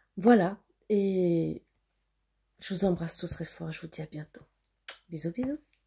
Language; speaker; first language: French; native; French